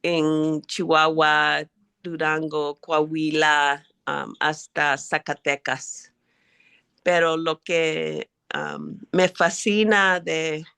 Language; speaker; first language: Spanish; early bilingual, heritage; English